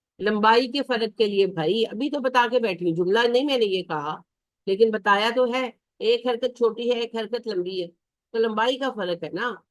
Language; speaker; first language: Urdu; native; Urdu